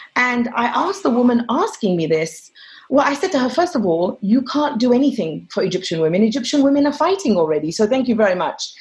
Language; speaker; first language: English; non-native, fluent; Arabic